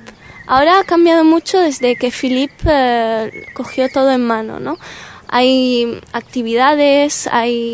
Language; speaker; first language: Spanish; early bilingual, heritage; Spanish